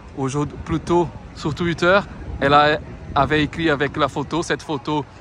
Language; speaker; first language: French; non-native, fluent; Portuguese